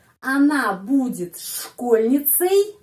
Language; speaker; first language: Russian; non-native, fluent; Indonesian